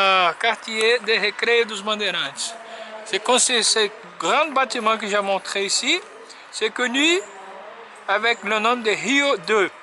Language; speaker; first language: French; non-native, learner; Portuguese